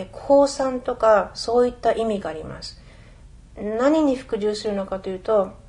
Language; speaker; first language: Japanese; early bilingual, other home language; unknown